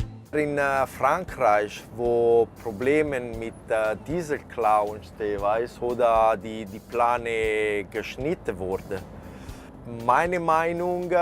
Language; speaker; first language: German; non-native, fluent; Italian